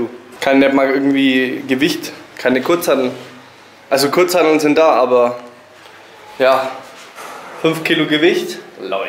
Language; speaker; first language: German; native; German